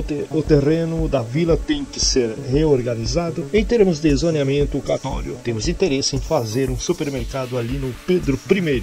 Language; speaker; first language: Portuguese; native; Portuguese